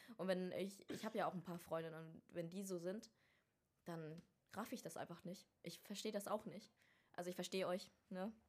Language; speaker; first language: German; early bilingual, other home language; Vietnamese